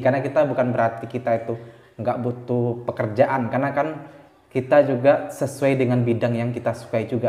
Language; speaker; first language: Indonesian; native; Indonesian